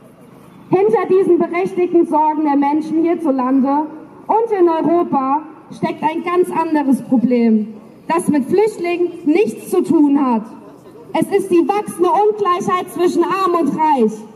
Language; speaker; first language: German; native; German